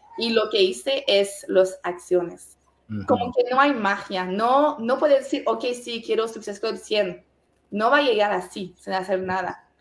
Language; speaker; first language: Spanish; non-native, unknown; French